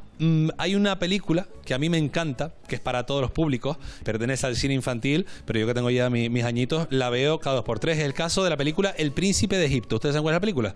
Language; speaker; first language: Spanish; native; Spanish